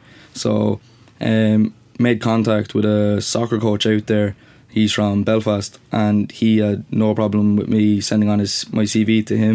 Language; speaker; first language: English; native; English